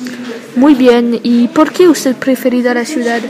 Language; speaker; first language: Spanish; non-native, learner; French